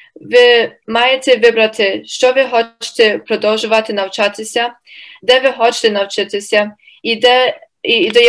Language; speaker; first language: Ukrainian; early bilingual, heritage; Ukrainian